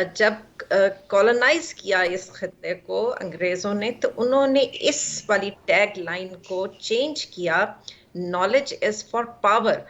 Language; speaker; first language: Urdu; native; Urdu